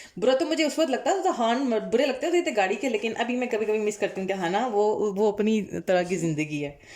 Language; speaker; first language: Urdu; non-native, local second language; Punjabi